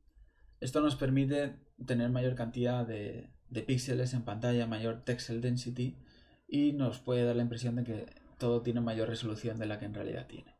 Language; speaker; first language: Spanish; native; Spanish